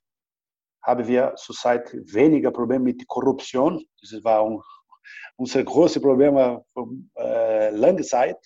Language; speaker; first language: German; non-native, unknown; Portuguese